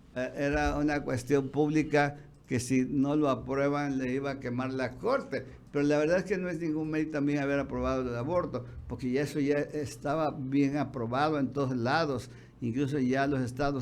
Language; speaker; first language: Spanish; native; Spanish